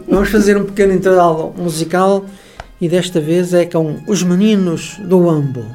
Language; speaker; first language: Portuguese; native; Portuguese